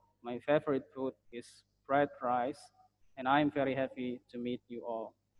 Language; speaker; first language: English; non-native, fluent; Indonesian